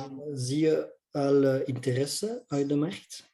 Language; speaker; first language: Dutch; non-native, local second language; French